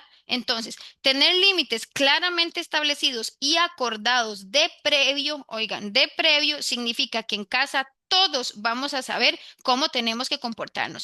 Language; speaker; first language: Spanish; native; Spanish